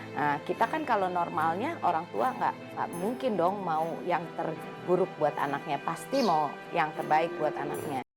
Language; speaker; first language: Indonesian; native; Indonesian